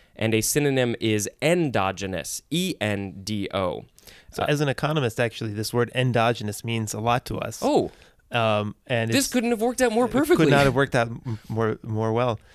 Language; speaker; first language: English; native; English